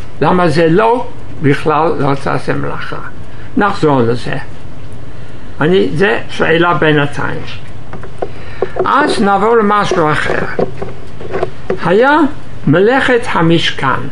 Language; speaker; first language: Hebrew; non-native, fluent; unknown